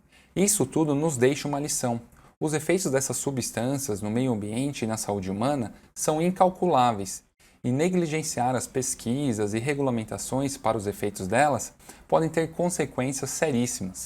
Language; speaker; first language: Portuguese; native; Portuguese